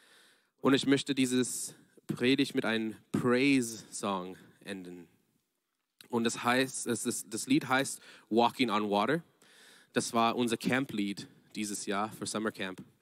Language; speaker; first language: German; non-native, fluent; English